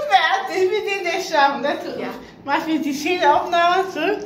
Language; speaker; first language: German; early bilingual, other home language; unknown